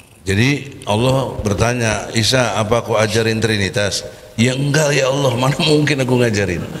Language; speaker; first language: Indonesian; native; Indonesian